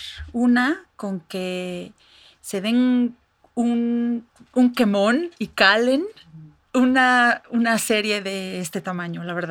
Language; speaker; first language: Spanish; native; Spanish